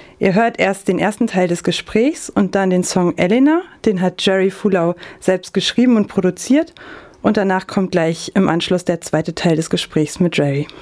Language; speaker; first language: German; native; German